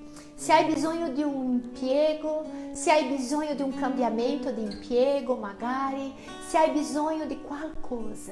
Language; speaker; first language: Italian; non-native, fluent; Portuguese